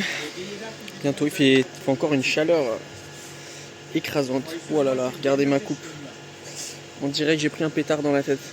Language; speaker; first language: French; native; French